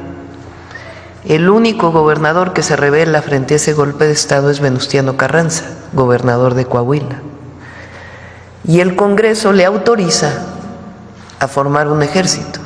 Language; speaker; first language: Spanish; native; Spanish